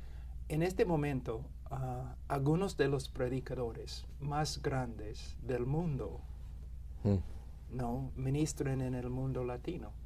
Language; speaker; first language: Spanish; non-native, fluent; English